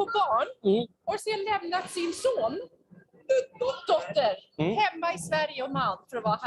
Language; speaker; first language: Swedish; native; Swedish